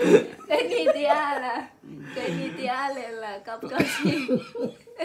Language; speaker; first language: Chinese; non-native, learner; Lao